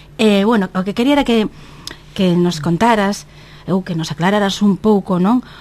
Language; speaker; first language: Galician; early bilingual, heritage; Galician